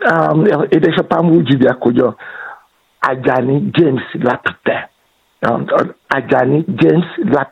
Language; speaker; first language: Hungarian; non-native, fluent; Yoruba